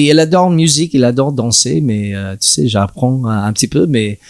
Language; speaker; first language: French; non-native, learner; English